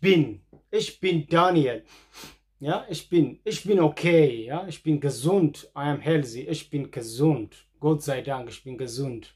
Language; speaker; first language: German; non-native, fluent; Amharic